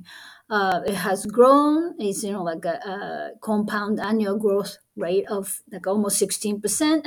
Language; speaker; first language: English; non-native, fluent; Japanese